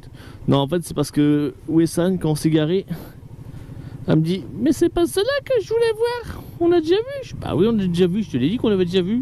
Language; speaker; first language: French; native; French